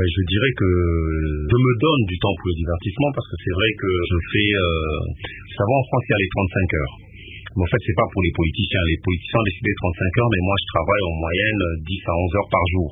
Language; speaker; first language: French; non-native, local second language; Lingala